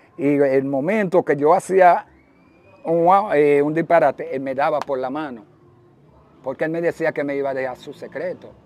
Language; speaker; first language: Spanish; early bilingual, other home language; Haitian Creole